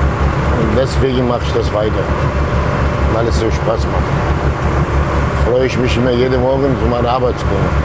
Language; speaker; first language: German; non-native, local second language; Turkish